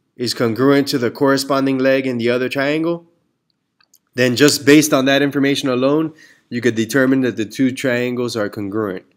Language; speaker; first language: English; early bilingual, other home language; Spanish